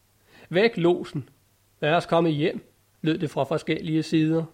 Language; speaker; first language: Danish; native; Danish